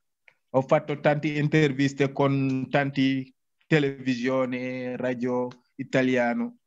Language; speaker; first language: Italian; non-native, learner; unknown